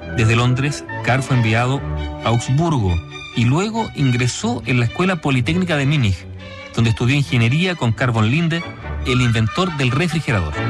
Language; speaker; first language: Spanish; native; Spanish